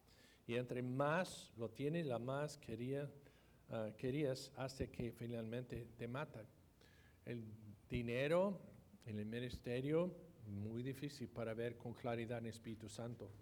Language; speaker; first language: Spanish; non-native, fluent; English